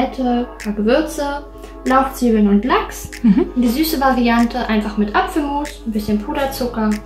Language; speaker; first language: German; native; German